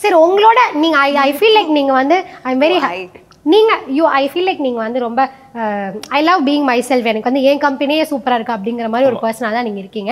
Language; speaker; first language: Tamil; native; Tamil